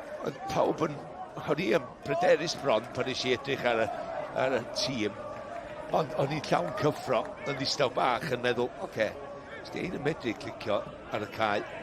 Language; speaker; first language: Welsh; native; Welsh